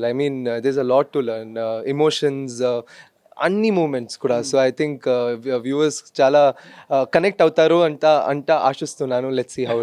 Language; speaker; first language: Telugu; non-native, local second language; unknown